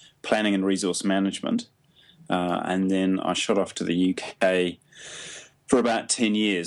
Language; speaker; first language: English; native; English